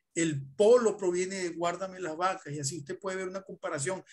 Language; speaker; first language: Spanish; native; Spanish